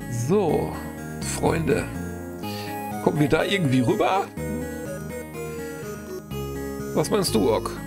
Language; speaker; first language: German; native; German